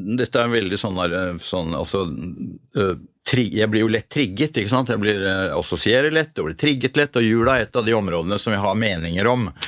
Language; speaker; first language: Norwegian; early bilingual, other home language; Hungarian